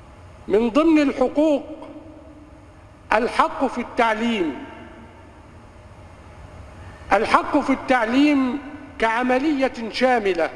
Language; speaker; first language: Arabic; native; Arabic